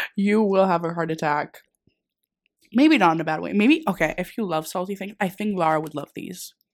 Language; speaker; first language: English; non-native, fluent; Greek